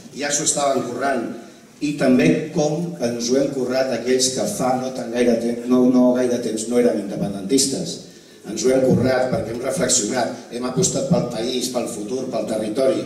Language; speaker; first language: Catalan; non-native, local second language; Spanish